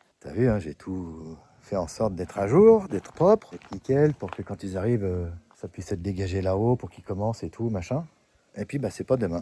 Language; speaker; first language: French; native; French